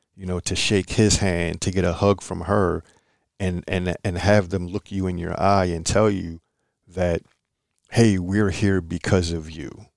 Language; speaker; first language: English; native; English